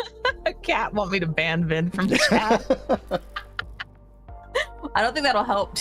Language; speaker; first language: English; native; English